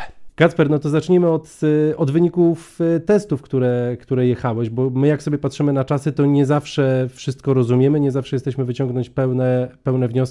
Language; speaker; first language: Polish; native; Polish